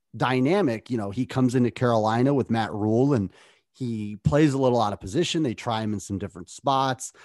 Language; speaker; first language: English; native; English